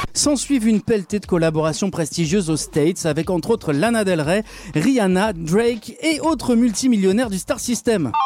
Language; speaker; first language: French; native; French